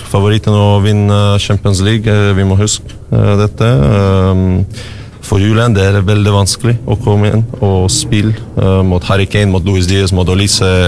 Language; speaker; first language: Norwegian; non-native, learner; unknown